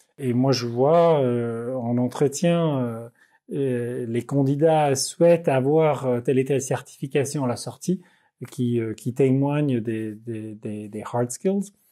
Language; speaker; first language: French; non-native, fluent; Dutch